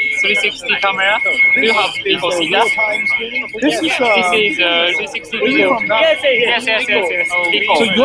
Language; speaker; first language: English; non-native, learner; Japanese